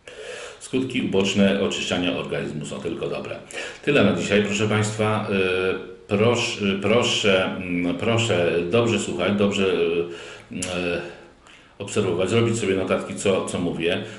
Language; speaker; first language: Polish; native; Polish